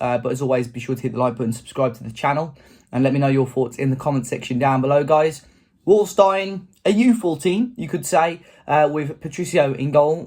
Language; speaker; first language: English; native; English